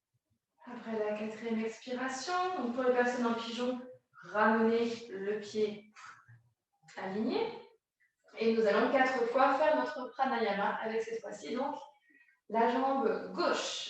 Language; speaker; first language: French; native; French